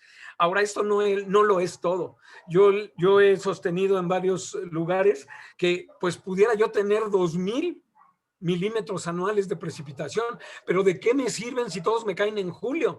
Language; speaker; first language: Spanish; native; Spanish